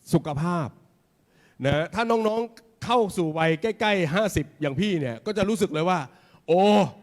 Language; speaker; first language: Thai; native; Thai